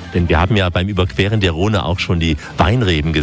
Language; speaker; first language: German; native; German